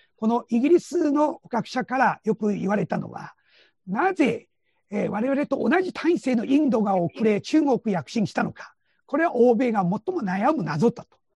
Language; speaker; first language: Japanese; non-native, fluent; Chinese